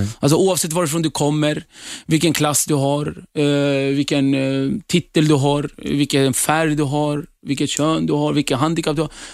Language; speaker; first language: Swedish; early bilingual, other home language; Kurdish